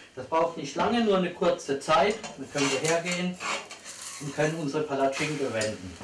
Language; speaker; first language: German; native; German